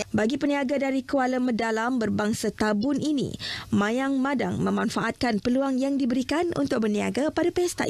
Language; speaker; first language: Malay; native; Malay